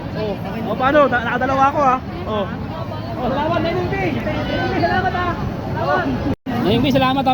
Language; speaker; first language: Filipino; native; Filipino